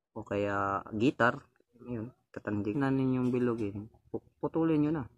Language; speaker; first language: Filipino; non-native, local second language; Cebuano